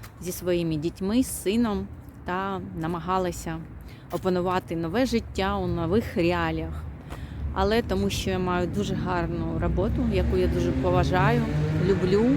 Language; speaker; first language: Ukrainian; non-native, local second language; Russian